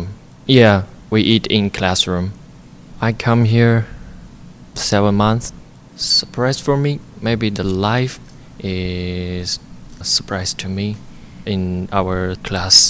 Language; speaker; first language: English; non-native, learner; Chinese